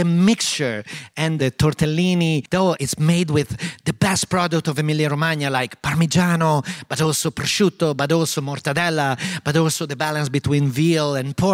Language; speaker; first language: English; non-native, fluent; Italian